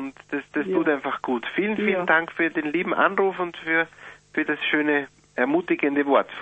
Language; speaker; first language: German; native; German